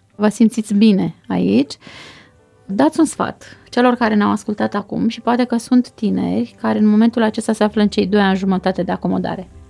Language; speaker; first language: Romanian; native; Romanian